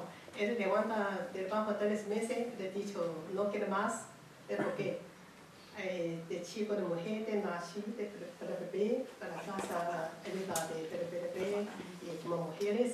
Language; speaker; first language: Spanish; non-native, learner; Chinese